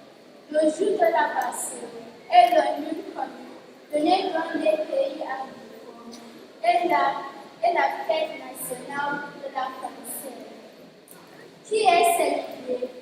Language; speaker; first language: French; non-native, learner; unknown